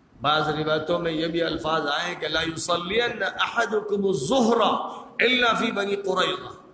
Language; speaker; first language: Urdu; native; Urdu